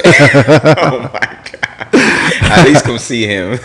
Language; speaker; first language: English; native; English